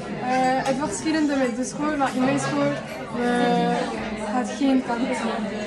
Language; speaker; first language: Dutch; non-native, learner; French